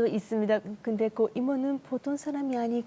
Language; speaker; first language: Korean; non-native, learner; Japanese